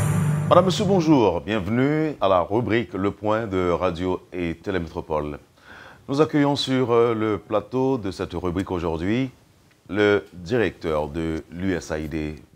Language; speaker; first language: French; non-native, local second language; Haitian Creole